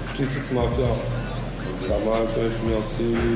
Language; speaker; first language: French; native; French